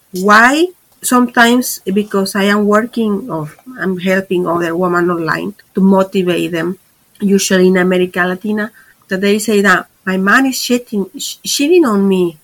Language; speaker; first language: English; non-native, fluent; Spanish